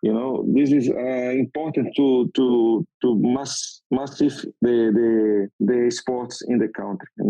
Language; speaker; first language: English; non-native, learner; Portuguese